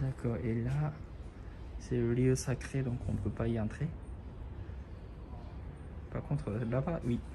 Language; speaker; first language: French; non-native, fluent; Japanese